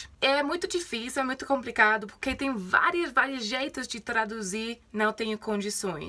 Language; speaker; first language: Portuguese; non-native, fluent; English